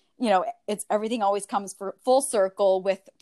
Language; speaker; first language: English; native; English